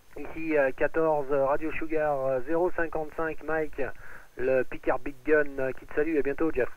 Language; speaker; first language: French; native; French